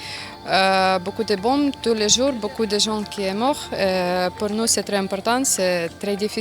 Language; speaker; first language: French; non-native, learner; Ukrainian